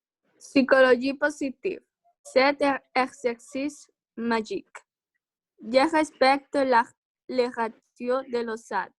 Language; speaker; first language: French; non-native, learner; Spanish